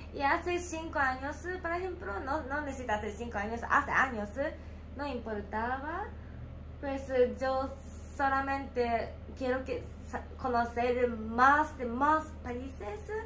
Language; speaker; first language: Spanish; non-native, learner; Japanese